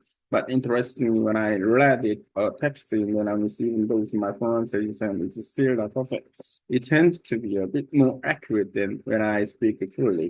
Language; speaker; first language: English; non-native, learner; Korean